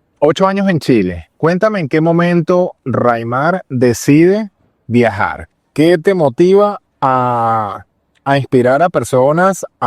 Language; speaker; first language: Spanish; native; Spanish